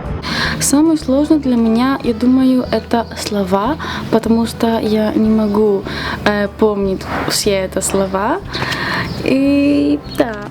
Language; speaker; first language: Russian; non-native, fluent; Greek